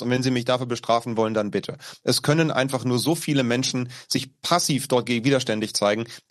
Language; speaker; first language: German; native; German